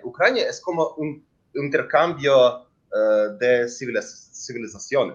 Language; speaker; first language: Spanish; non-native, learner; Ukrainian